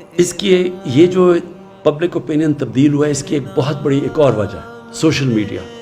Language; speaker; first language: Urdu; native; Urdu